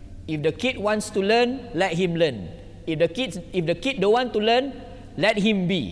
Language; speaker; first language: English; non-native, local second language; Malay